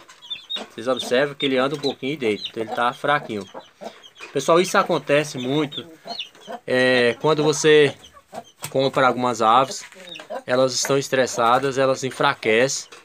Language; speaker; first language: Portuguese; native; Portuguese